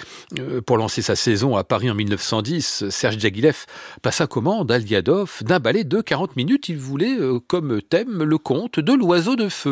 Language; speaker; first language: French; native; French